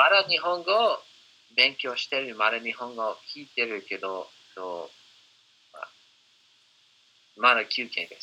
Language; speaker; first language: Japanese; non-native, fluent; English